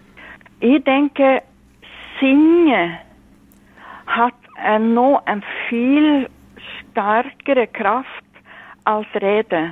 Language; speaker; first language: German; non-native, fluent; Norwegian